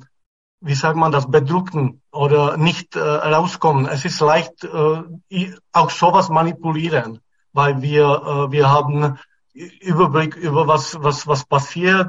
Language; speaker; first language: German; non-native, fluent; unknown